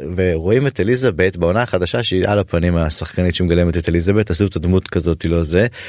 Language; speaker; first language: Hebrew; native; Hebrew